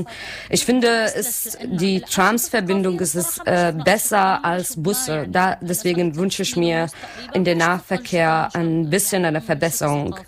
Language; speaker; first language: German; non-native, learner; Arabic